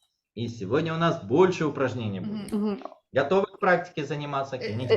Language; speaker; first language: Russian; native; Russian